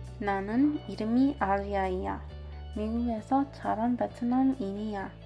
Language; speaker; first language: Korean; non-native, learner; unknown